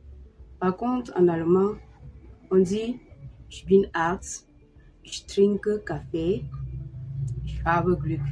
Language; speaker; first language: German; non-native, fluent; French